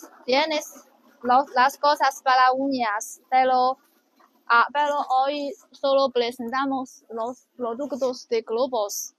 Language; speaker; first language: Spanish; non-native, learner; Chinese